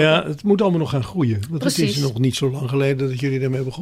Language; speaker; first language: Dutch; native; Dutch